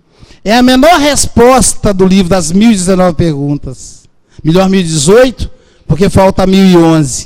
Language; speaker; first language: Portuguese; native; Portuguese